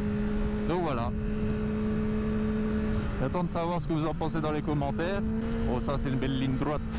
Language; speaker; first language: French; native; French